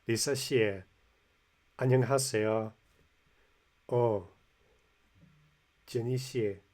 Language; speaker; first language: Korean; non-native, learner; English